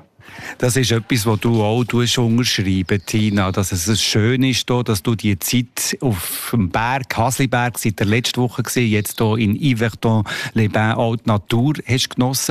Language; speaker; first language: German; native; German